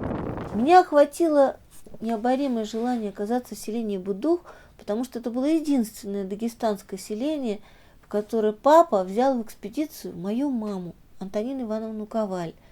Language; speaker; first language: Russian; native; Russian